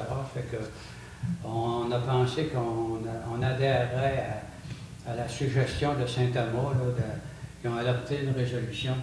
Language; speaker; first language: French; native; French